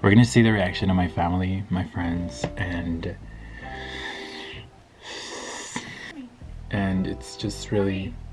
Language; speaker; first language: English; early bilingual, other home language; Spanish